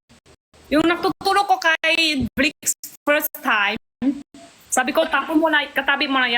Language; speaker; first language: Filipino; non-native, learner; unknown